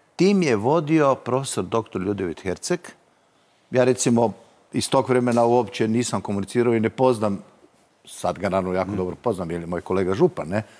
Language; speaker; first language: Croatian; native; Croatian